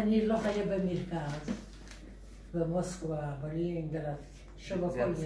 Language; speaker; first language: Hebrew; non-native, learner; Russian